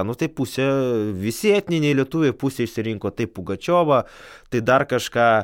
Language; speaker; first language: Lithuanian; non-native, local second language; Polish